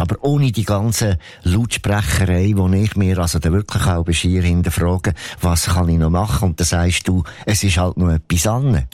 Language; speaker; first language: German; native; German